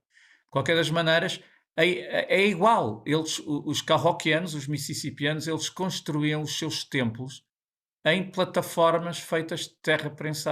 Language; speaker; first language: Portuguese; native; Portuguese